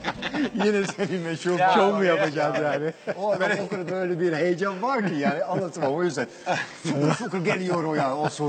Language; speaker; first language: Turkish; non-native, learner; Dutch